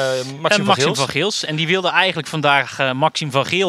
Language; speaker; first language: Dutch; native; Dutch